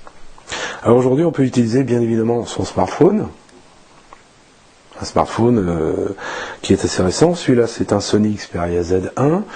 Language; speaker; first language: French; native; French